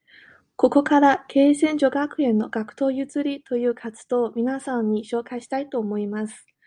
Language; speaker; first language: Japanese; non-native, learner; English